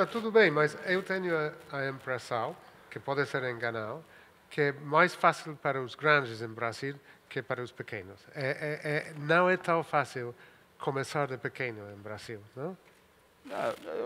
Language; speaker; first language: Portuguese; non-native, fluent; Spanish